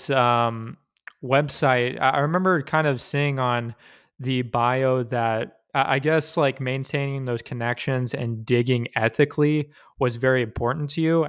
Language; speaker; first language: English; native; English